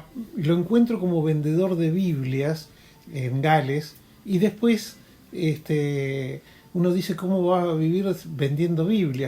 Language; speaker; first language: Spanish; native; Spanish